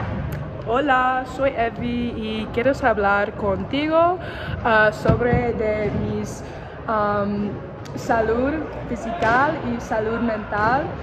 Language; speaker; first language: Spanish; non-native, learner; English